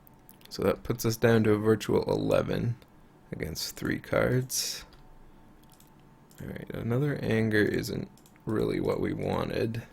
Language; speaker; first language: English; native; English